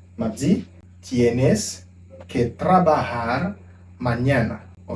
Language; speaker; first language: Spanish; non-native, fluent; Haitian Creole